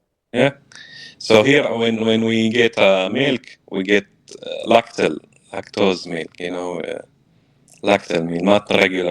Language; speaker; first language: English; non-native, learner; Arabic